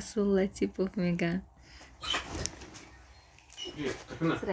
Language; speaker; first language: Russian; non-native, local second language; Tajik